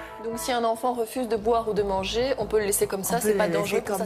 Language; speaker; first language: French; native; French